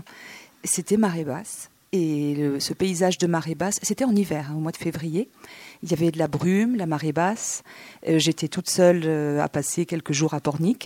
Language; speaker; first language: French; native; French